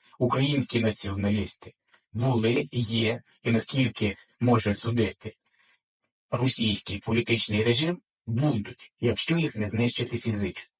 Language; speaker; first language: Ukrainian; native; Ukrainian